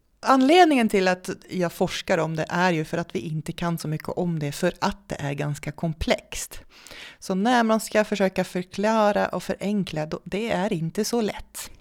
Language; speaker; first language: Swedish; non-native, fluent; Dutch